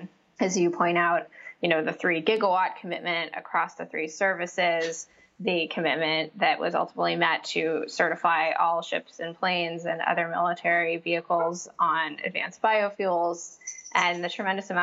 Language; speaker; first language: English; native; English